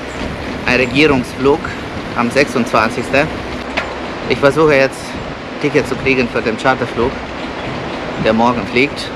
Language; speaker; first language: German; non-native, fluent; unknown